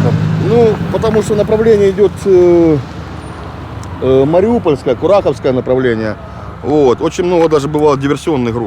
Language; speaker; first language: Russian; native; Russian